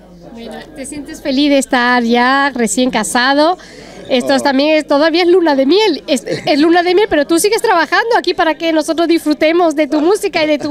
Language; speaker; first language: Spanish; native; Spanish